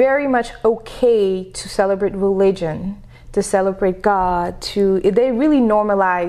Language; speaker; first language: English; non-native, fluent; French